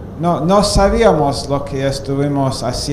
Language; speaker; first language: Spanish; non-native, fluent; English